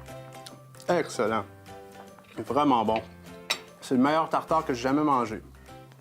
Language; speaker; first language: French; native; French